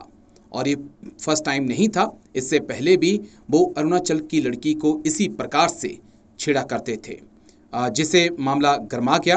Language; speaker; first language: Hindi; native; Hindi